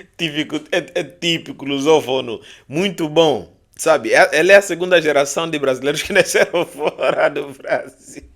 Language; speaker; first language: Portuguese; native; Portuguese